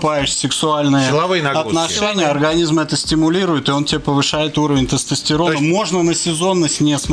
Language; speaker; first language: Russian; native; Russian